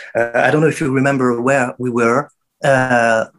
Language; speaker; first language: English; non-native, fluent; French